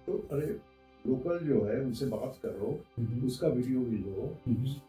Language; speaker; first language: Hindi; non-native, local second language; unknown